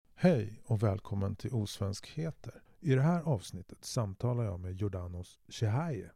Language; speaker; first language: Swedish; native; Swedish